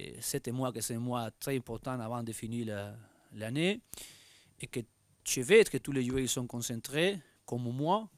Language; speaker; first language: French; non-native, learner; Spanish